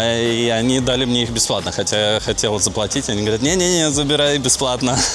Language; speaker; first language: Russian; native; Russian